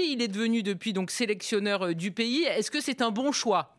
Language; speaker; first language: French; native; French